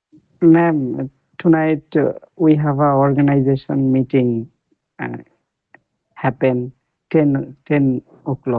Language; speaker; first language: English; non-native, learner; Bangla